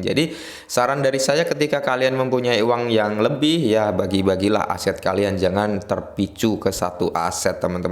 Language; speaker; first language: Indonesian; native; Indonesian